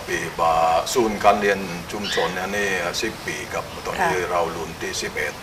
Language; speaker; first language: Thai; non-native, fluent; Indonesian